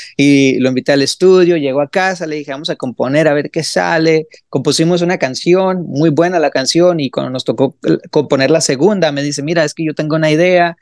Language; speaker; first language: Spanish; early bilingual, heritage; Spanish